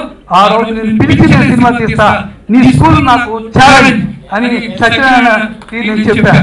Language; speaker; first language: Telugu; native; Telugu